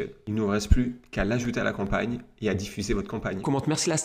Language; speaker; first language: French; native; French